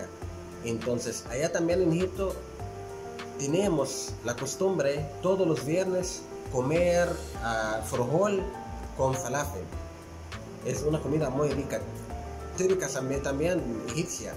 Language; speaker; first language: Spanish; non-native, fluent; Arabic